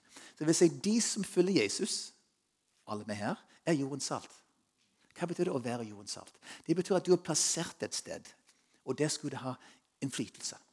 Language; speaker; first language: Norwegian; non-native, fluent; English